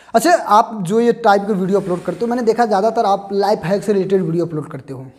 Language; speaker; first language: Hindi; native; Hindi